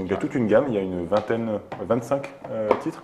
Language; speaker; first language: French; native; French